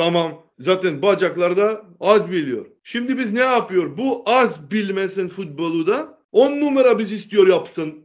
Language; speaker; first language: Turkish; non-native, learner; Macedonian